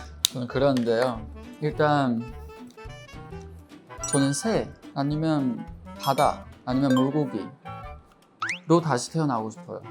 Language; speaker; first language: Korean; non-native, fluent; Chinese